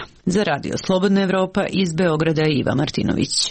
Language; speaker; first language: Serbian; native; Serbian